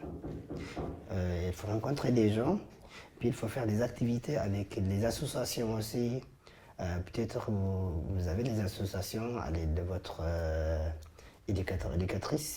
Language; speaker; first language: French; non-native, fluent; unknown